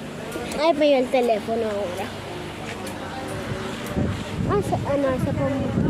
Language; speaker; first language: Spanish; early bilingual, other home language; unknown